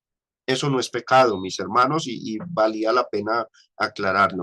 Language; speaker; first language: Spanish; native; Spanish